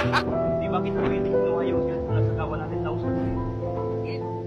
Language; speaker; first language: Filipino; non-native, local second language; Cebuano